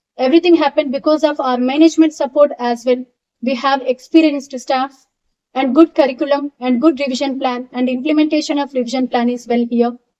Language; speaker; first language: English; non-native, local second language; Telugu